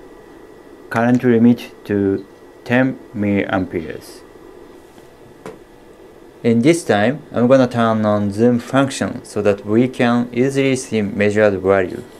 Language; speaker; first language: English; non-native, fluent; Japanese